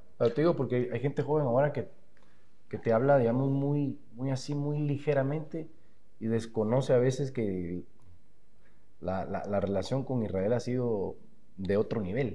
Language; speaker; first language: Spanish; native; Spanish